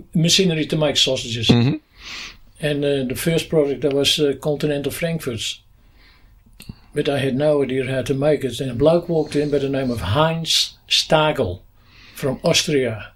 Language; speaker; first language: English; non-native, fluent; Dutch